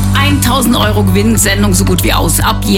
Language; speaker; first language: German; native; German